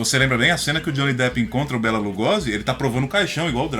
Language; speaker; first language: Portuguese; native; Portuguese